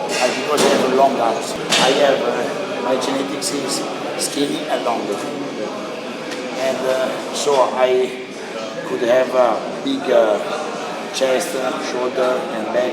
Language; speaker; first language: English; non-native, learner; Italian